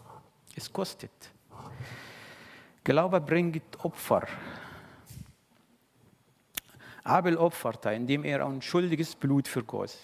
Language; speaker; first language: German; non-native, fluent; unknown